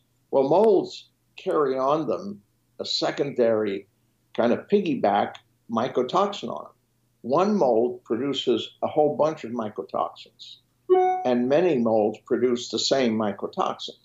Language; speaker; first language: English; non-native, fluent; French